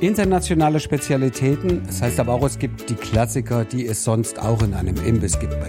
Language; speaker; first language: German; native; German